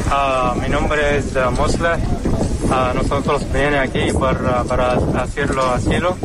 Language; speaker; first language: Spanish; non-native, learner; Arabic